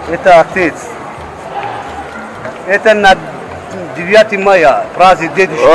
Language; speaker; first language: Russian; non-native, learner; Tajik